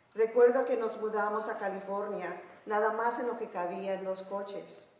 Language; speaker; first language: Spanish; early bilingual, heritage; Spanish